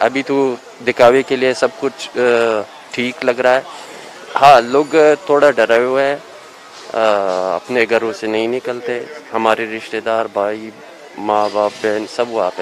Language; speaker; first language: Hindi; non-native, fluent; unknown